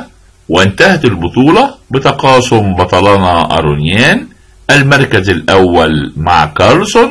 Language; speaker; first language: Arabic; native; Arabic